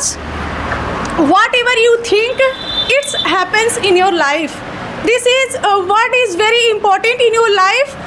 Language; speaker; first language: English; non-native, learner; Hindi